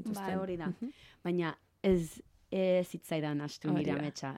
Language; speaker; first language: Basque; non-native, learner; English